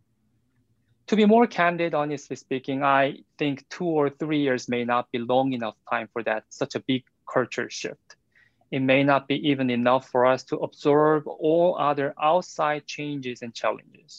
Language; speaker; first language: English; non-native, fluent; Korean